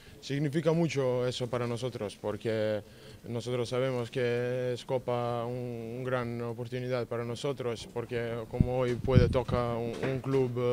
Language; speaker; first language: Spanish; non-native, learner; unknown